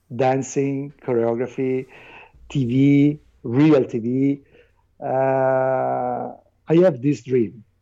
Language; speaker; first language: English; non-native, fluent; Italian